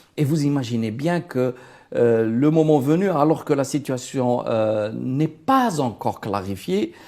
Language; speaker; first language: French; non-native, local second language; Arabic